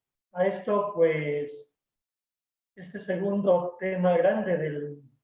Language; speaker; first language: Spanish; native; Spanish